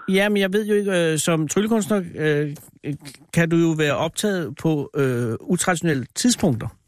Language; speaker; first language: Danish; native; Danish